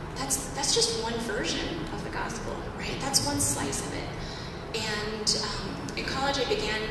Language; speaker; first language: English; native; English